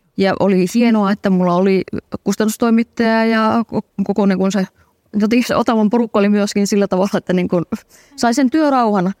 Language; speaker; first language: Finnish; native; Finnish